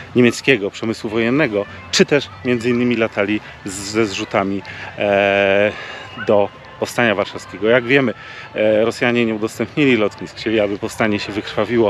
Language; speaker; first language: Polish; native; Polish